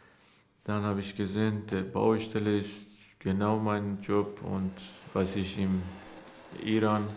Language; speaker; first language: German; non-native, learner; Persian